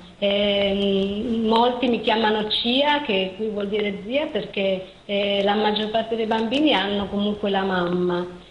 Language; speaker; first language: Italian; native; Italian